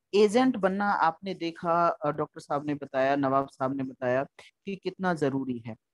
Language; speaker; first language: Hindi; native; Hindi